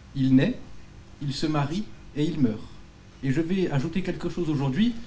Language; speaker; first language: French; native; French